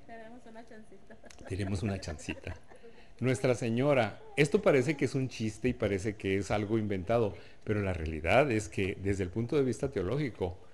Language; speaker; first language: Spanish; native; Spanish